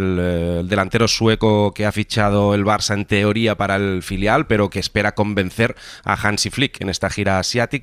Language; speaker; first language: Spanish; native; Spanish